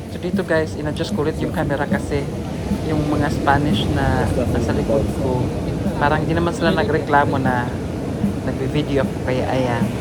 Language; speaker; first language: Filipino; non-native, local second language; Cebuano